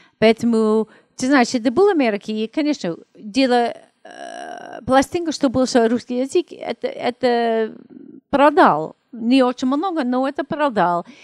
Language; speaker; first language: Russian; non-native, learner; English